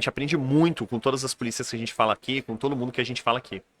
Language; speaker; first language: Portuguese; native; Portuguese